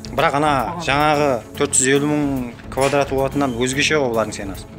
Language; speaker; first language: Uzbek; non-native, local second language; Kara-Kalpak